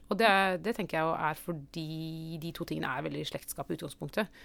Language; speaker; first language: Norwegian; native; Norwegian